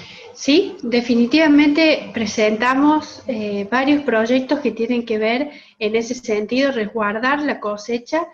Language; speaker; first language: Spanish; native; Spanish